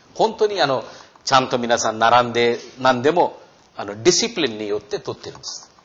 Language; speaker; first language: Japanese; non-native, fluent; Hindi